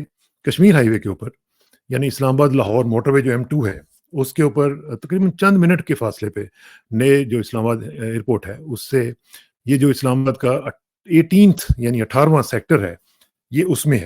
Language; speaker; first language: Urdu; native; Urdu